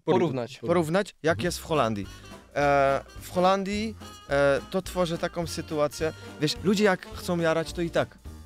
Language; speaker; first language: Polish; early bilingual, other home language; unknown